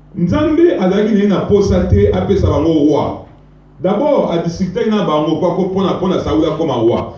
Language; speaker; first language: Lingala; non-native, local second language; Swahili